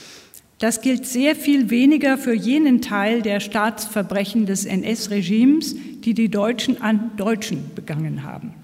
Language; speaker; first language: German; native; German